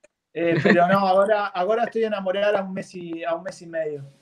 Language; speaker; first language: Portuguese; non-native, fluent; Spanish